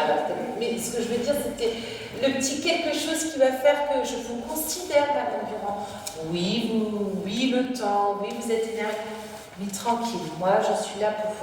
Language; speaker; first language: French; native; French